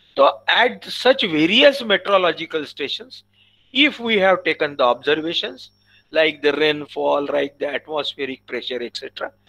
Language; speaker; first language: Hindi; non-native, local second language; Marathi